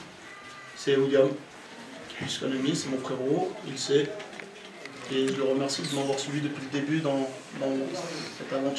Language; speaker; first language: French; early bilingual, other home language; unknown